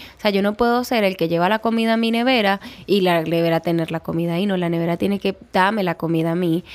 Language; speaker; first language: Spanish; native; Spanish